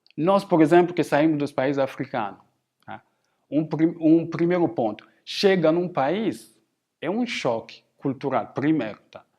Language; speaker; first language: Portuguese; non-native, fluent; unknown